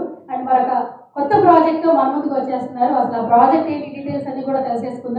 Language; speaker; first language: Telugu; native; Telugu